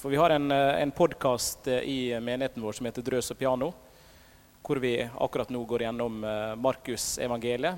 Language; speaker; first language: Norwegian; native; Norwegian